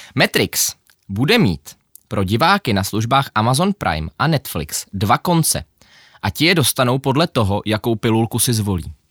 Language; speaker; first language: Czech; early bilingual, other home language; Ukrainian